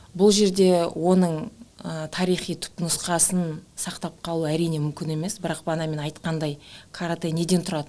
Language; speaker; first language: Kazakh; native; Kazakh